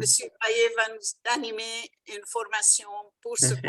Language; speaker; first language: French; non-native, local second language; Arabic